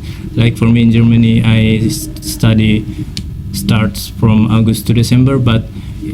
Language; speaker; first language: English; non-native, fluent; Indonesian